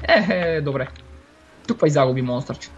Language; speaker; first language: Bulgarian; native; Bulgarian